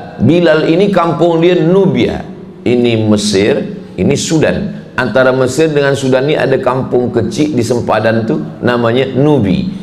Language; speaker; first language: Malay; native; Malay